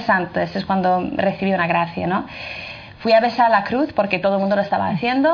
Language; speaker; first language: Spanish; non-native, fluent; French